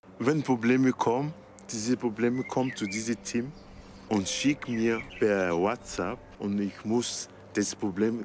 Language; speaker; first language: German; non-native, learner; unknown